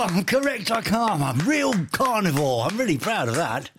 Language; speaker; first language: English; native; English